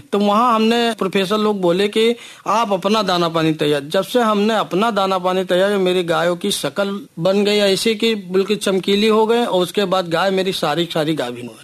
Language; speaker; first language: Hindi; native; Hindi